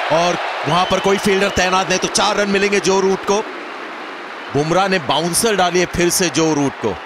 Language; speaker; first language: Hindi; native; Hindi